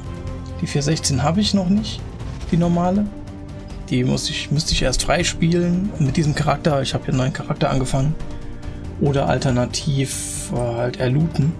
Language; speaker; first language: German; native; German